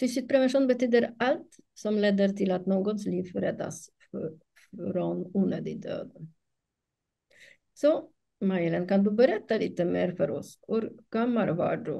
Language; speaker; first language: Swedish; non-native, fluent; Polish